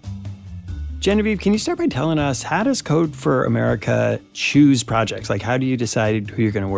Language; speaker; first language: English; native; English